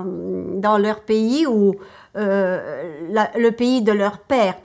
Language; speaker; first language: French; early bilingual, other home language; Russian